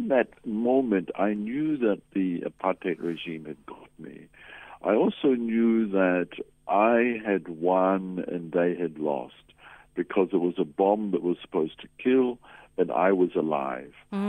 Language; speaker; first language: English; native; English